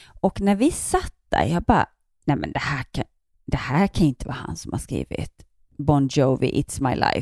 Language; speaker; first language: Swedish; native; Swedish